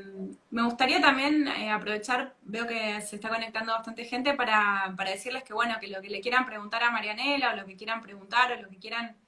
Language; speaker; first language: Spanish; native; Spanish